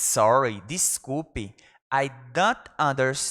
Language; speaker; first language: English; non-native, fluent; Portuguese